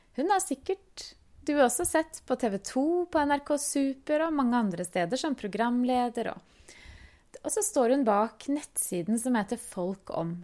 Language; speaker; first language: Norwegian; native; Norwegian